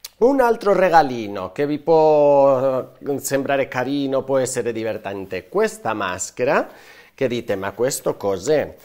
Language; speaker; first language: Italian; non-native, fluent; Spanish